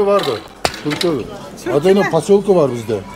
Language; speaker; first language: Turkish; non-native, learner; Kazakh